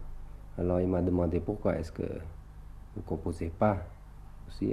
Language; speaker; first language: French; early bilingual, other home language; Thai